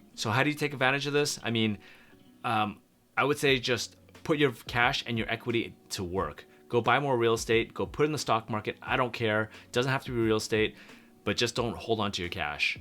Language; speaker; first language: English; native; English